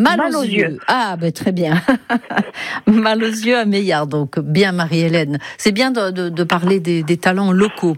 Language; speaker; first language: French; native; French